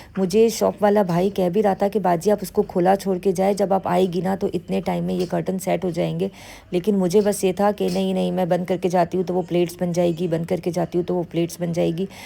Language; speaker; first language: Urdu; native; Urdu